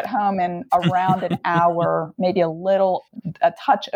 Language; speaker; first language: English; native; English